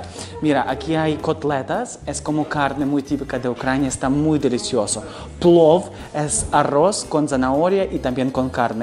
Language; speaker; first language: Spanish; non-native, fluent; Ukrainian